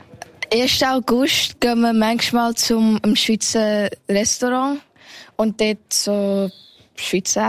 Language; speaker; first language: German; early bilingual, heritage; Thai